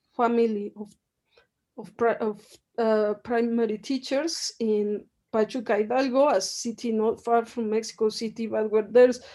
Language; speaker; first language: English; non-native, fluent; Spanish